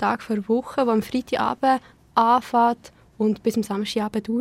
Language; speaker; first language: German; early bilingual, other home language; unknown